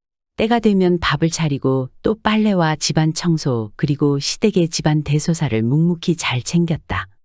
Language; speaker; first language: Korean; native; Korean